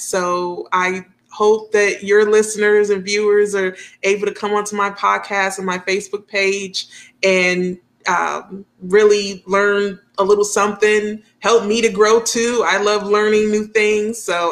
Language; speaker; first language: English; native; English